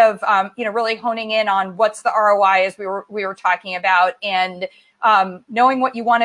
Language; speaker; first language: English; native; English